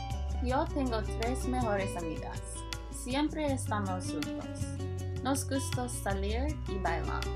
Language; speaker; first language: Spanish; non-native, learner; English